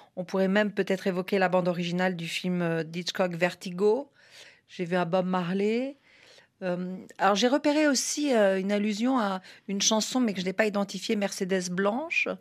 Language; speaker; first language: French; native; French